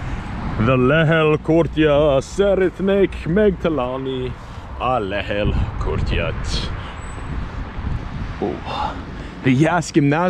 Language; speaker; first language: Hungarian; non-native, learner; English